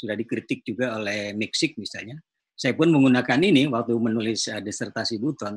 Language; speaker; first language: Indonesian; native; Indonesian